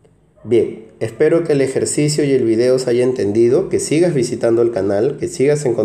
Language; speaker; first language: Spanish; native; Spanish